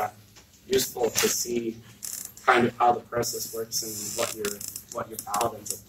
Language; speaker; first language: English; native; English